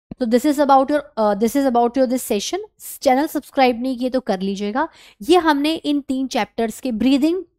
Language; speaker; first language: Hindi; native; Hindi